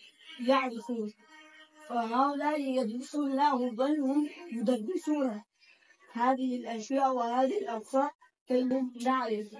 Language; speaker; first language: Arabic; non-native, learner; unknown